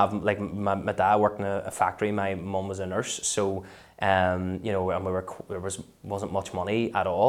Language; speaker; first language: English; native; English